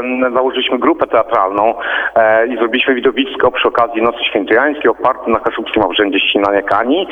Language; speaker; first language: Polish; native; Polish